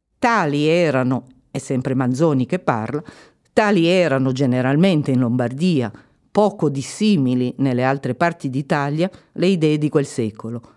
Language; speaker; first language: Italian; native; Italian